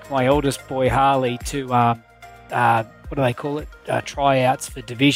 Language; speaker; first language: English; native; English